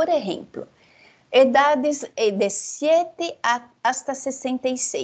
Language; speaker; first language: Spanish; non-native, fluent; Portuguese